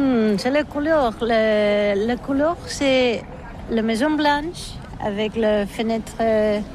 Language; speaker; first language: French; non-native, learner; Catalan